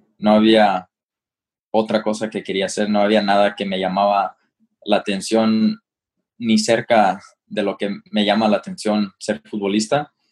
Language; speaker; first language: Spanish; early bilingual, heritage; Spanish